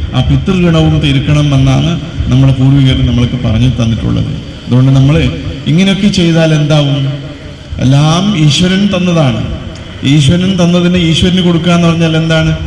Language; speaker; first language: Malayalam; non-native, local second language; Kannada